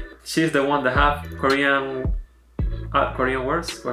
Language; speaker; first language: English; non-native, learner; Spanish